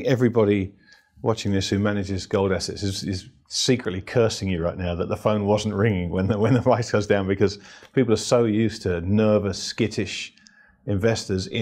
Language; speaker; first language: English; native; English